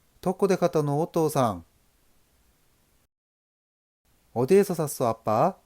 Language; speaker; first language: Japanese; non-native, learner; Korean